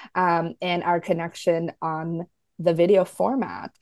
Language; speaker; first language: English; early bilingual, other home language; Spanish